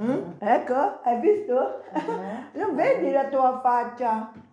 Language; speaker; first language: Italian; non-native, learner; Filipino